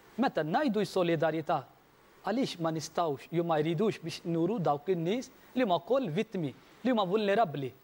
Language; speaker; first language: Maltese; non-native, fluent; Urdu